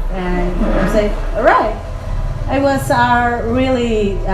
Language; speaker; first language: English; non-native, learner; Spanish